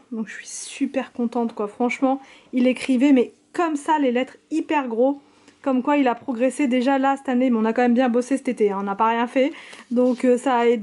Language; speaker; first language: French; native; French